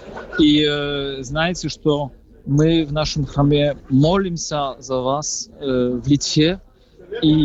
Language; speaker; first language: Russian; non-native, fluent; Polish